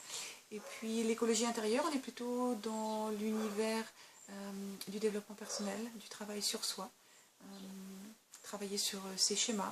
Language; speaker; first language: French; native; French